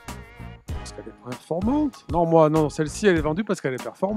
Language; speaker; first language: French; native; French